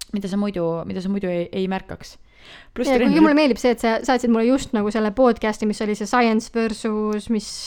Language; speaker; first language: Estonian; native; Estonian